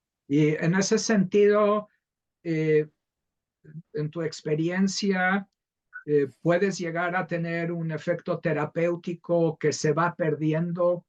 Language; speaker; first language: Spanish; native; Spanish